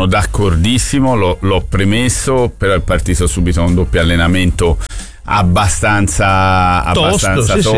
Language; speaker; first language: Italian; native; Italian